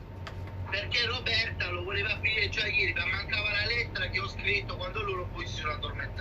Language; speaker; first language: Italian; native; Italian